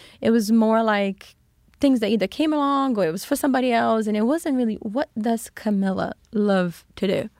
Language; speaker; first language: English; non-native, fluent; Portuguese